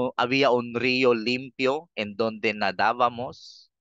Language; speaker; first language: Spanish; non-native, fluent; Filipino